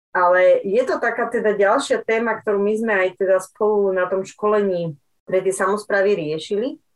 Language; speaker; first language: Slovak; native; Slovak